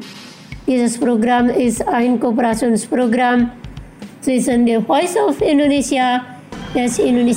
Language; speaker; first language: German; non-native, fluent; Indonesian